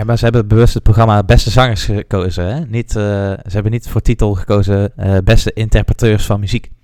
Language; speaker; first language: Dutch; native; Dutch